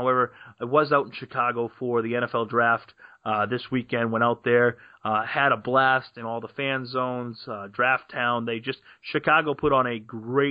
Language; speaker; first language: English; native; English